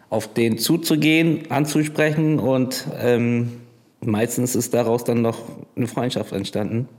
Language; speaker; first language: German; native; German